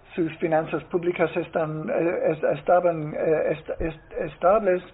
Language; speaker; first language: Spanish; non-native, fluent; English